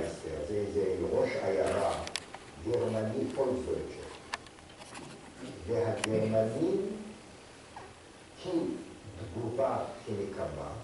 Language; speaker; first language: Hebrew; non-native, fluent; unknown